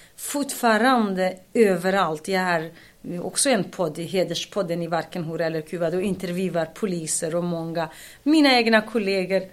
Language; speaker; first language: Swedish; non-native, fluent; Kurdish